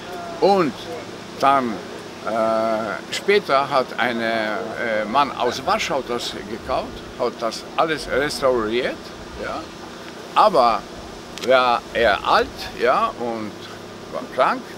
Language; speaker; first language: German; non-native, learner; Polish